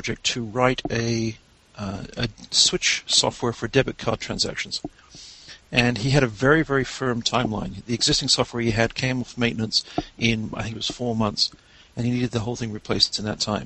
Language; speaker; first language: English; native; English